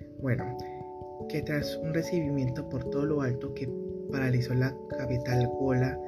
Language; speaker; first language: Spanish; native; Spanish